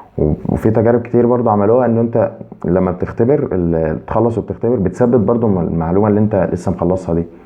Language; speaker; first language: Arabic; native; Arabic